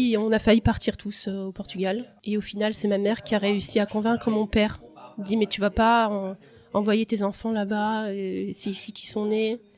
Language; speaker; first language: French; early bilingual, other home language; Portuguese